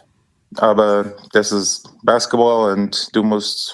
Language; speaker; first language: German; non-native, learner; English